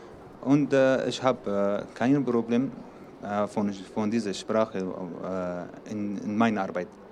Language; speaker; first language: German; non-native, learner; Arabic